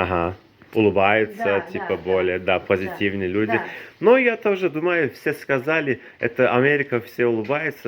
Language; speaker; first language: Russian; non-native, learner; Turkish